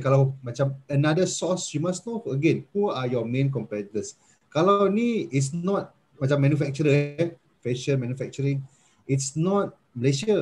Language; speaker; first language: English; non-native, local second language; Malay